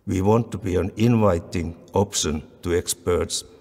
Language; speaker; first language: English; non-native, fluent; Finnish